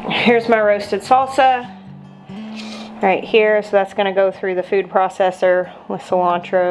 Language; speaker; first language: English; native; English